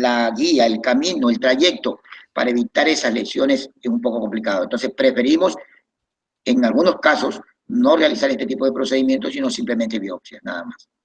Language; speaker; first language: Spanish; native; Spanish